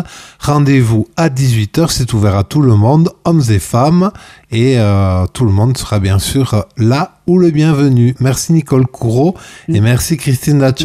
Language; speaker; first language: French; native; French